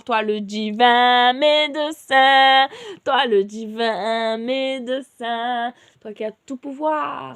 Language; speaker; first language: French; native; French